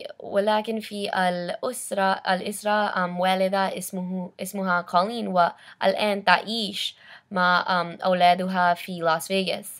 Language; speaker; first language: Arabic; non-native, learner; English